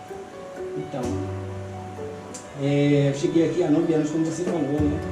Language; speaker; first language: Portuguese; non-native, fluent; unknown